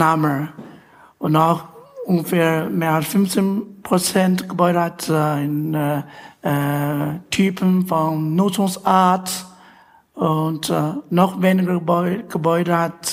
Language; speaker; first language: German; non-native, fluent; Chinese